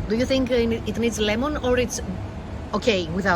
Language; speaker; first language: English; non-native, fluent; Greek